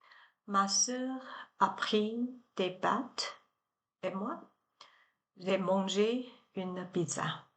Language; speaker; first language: French; non-native, learner; Chinese